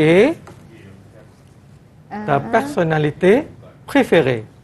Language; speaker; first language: French; non-native, fluent; Malay